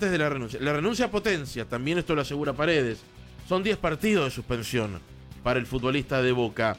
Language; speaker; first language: Spanish; native; Spanish